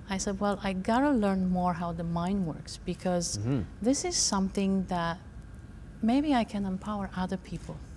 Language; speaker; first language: English; non-native, fluent; Romanian